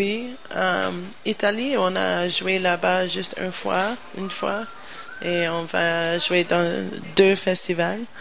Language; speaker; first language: French; non-native, learner; English